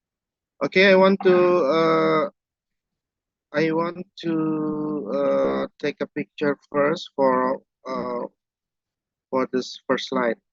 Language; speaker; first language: English; non-native, fluent; Indonesian